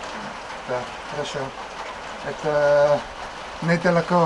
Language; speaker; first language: Russian; non-native, learner; English